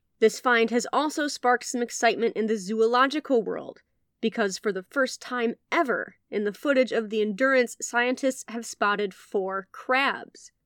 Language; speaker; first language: English; native; English